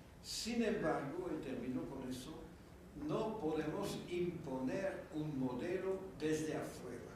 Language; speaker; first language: Spanish; non-native, fluent; French